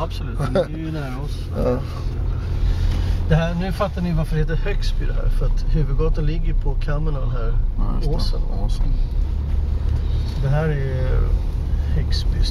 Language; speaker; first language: Swedish; native; Swedish